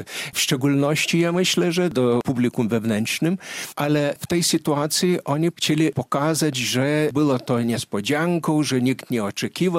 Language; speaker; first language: Polish; non-native, fluent; Lithuanian